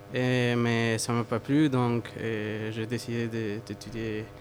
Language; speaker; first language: French; early bilingual, other home language; Spanish